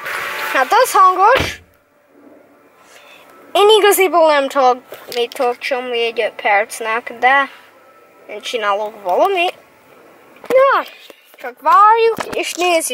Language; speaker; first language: Hungarian; early bilingual, heritage; English